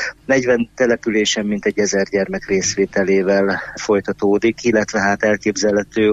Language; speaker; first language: Hungarian; native; Hungarian